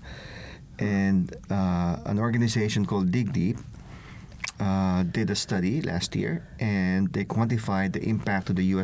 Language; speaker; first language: English; non-native, local second language; Filipino